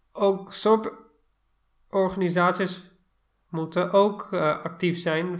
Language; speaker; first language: Dutch; non-native, fluent; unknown